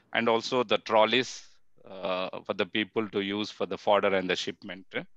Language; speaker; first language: Hindi; non-native, local second language; Telugu